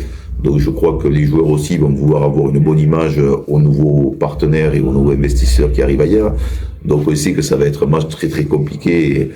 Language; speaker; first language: French; native; French